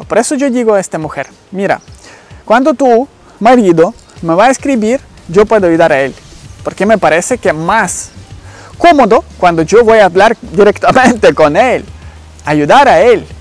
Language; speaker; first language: Spanish; non-native, learner; Ukrainian